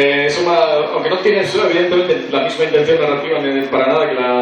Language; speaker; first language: Spanish; native; Spanish